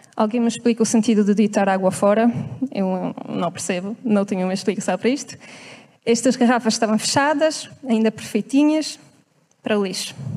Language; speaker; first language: Portuguese; non-native, fluent; Italian